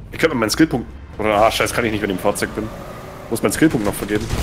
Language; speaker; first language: German; native; German